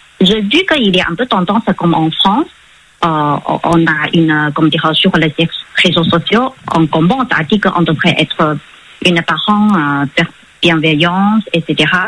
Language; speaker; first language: French; non-native, fluent; Chinese